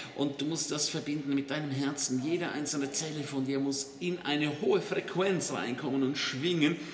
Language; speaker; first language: German; native; German